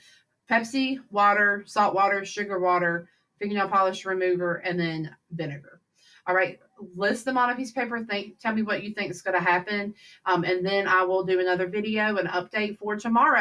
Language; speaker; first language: English; native; English